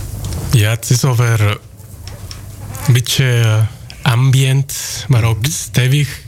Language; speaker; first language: Dutch; non-native, learner; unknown